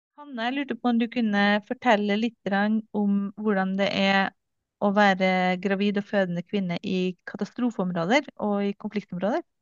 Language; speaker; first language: Norwegian; native; Norwegian